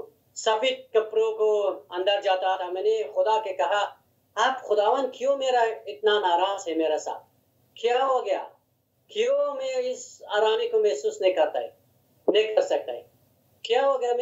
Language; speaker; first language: Hindi; non-native, learner; Hazaragi